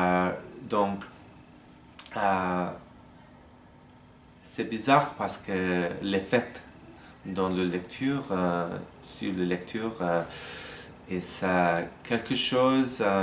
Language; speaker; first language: French; non-native, learner; English